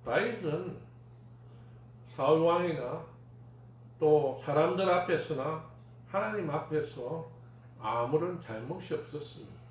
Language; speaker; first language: Korean; native; Korean